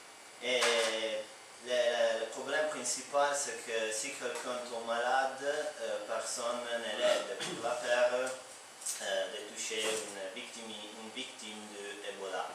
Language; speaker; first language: French; non-native, learner; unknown